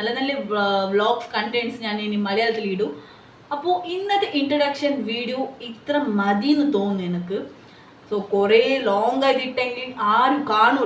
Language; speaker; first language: Malayalam; non-native, local second language; Tulu